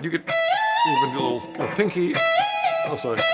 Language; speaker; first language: English; native; English